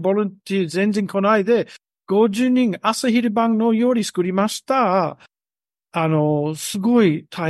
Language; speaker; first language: Japanese; non-native, learner; English